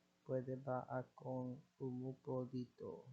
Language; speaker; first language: Filipino; non-native, learner; Spanish